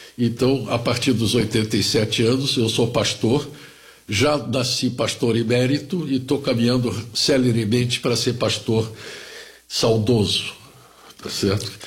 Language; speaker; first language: Portuguese; early bilingual, other home language; German